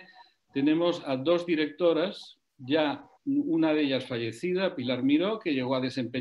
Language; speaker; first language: Spanish; native; Spanish